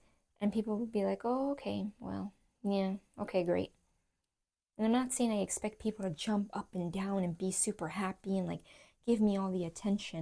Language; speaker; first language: English; native; English